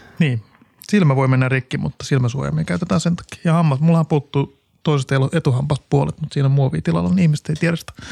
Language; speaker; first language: Finnish; native; Finnish